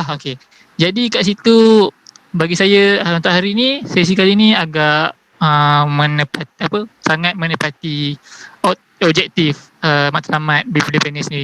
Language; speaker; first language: Malay; native; Malay